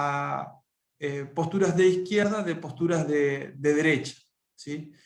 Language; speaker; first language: Spanish; native; Spanish